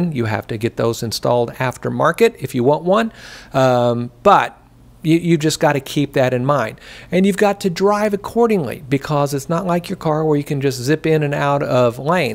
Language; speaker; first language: English; native; English